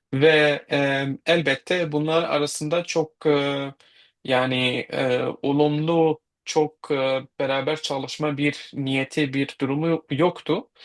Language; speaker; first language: Turkish; non-native, fluent; Kurdish